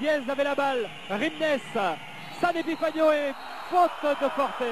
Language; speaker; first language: French; native; French